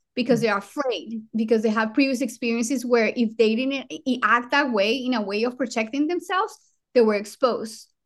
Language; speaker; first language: English; non-native, fluent; Spanish